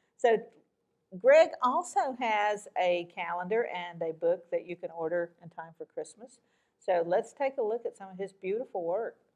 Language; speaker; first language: English; native; English